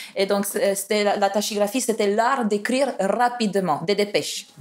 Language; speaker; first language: French; non-native, fluent; Romanian